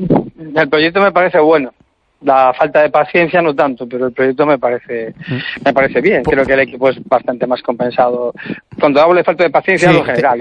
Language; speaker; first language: Spanish; native; Spanish